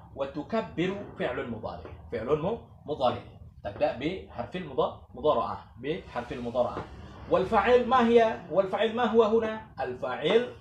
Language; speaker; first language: Arabic; non-native, fluent; Indonesian